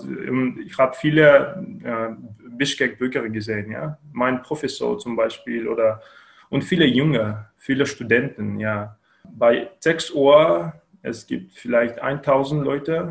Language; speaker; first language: German; non-native, learner; Kyrgyz